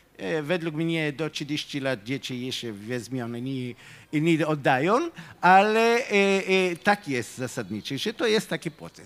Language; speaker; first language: Polish; non-native, fluent; Hebrew